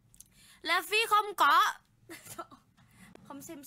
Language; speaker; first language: Vietnamese; non-native, learner; Indonesian